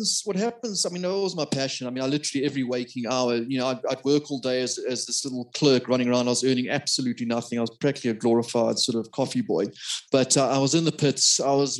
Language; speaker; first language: English; native; English